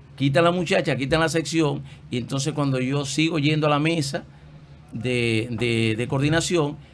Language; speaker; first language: Spanish; native; Spanish